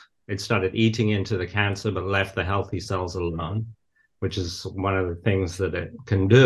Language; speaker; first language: English; native; English